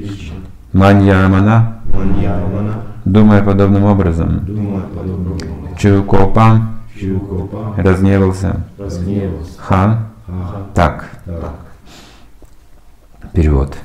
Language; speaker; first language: Russian; native; Russian